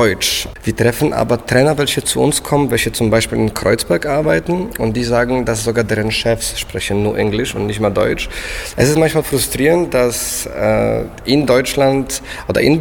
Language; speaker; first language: German; non-native, fluent; Polish